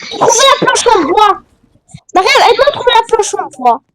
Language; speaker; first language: French; native; French